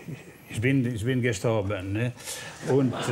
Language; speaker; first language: German; non-native, learner; French